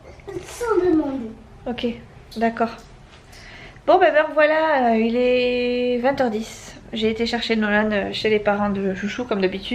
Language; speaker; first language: French; native; French